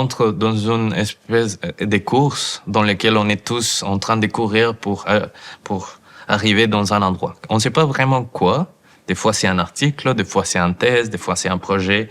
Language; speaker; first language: French; non-native, fluent; Spanish